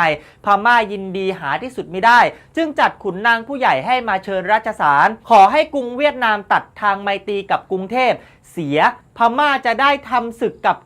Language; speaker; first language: Thai; native; Thai